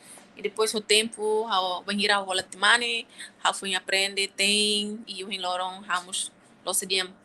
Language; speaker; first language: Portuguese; non-native, local second language; Tetum